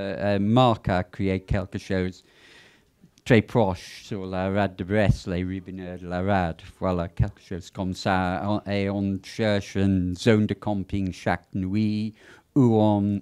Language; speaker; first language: French; non-native, fluent; English